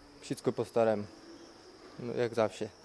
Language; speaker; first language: Polish; non-native, learner; Czech